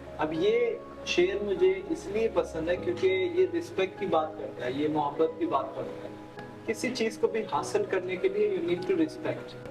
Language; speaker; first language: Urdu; early bilingual, heritage; Urdu